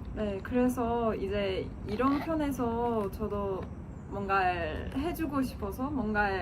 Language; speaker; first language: Korean; non-native, fluent; Turkish